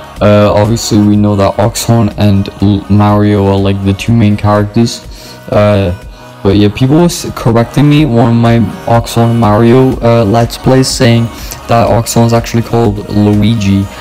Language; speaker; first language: English; native; English